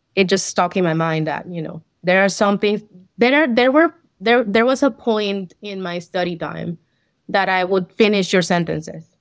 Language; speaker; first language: English; non-native, fluent; Spanish